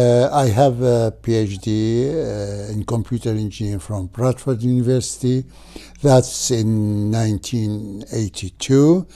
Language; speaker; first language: English; non-native, fluent; Arabic